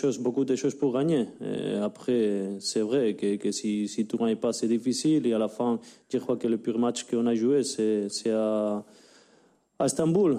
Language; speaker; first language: French; non-native, learner; Spanish